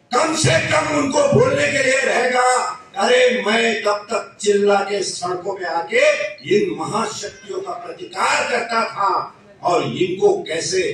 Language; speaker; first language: Hindi; non-native, local second language; Marathi